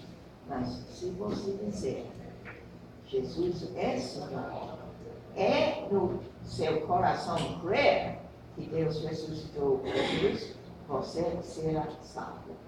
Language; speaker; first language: Portuguese; non-native, fluent; English